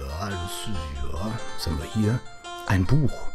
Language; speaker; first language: German; native; German